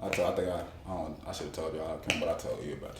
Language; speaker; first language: English; native; English